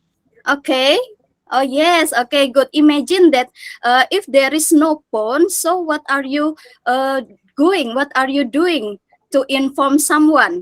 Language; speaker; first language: English; non-native, fluent; Indonesian